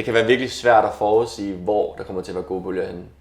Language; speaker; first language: Danish; native; Danish